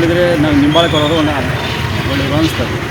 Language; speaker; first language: Kannada; native; Kannada